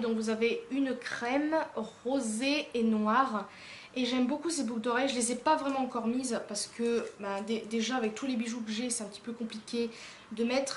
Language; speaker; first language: French; native; French